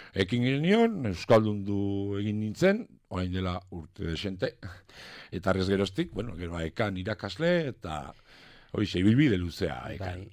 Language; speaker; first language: Basque; non-native, local second language; French